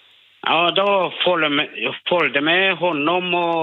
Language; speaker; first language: Swedish; non-native, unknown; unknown